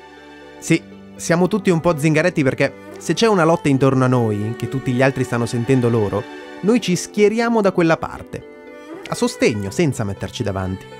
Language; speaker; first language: Italian; native; Italian